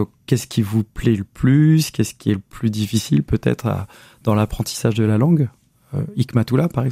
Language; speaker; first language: French; native; French